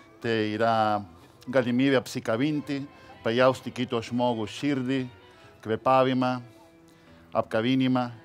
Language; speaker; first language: Lithuanian; non-native, fluent; Spanish